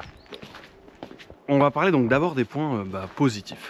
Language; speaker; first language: French; native; French